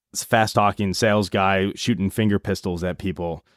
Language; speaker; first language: English; native; English